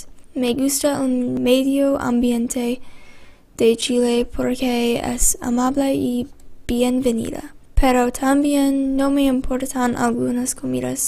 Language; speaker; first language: Spanish; non-native, learner; English